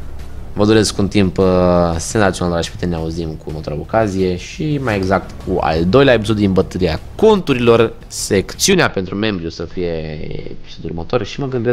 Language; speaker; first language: Romanian; native; Romanian